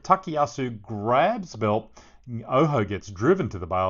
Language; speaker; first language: English; native; English